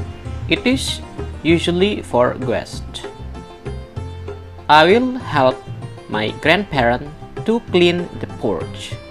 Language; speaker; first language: English; non-native, learner; Indonesian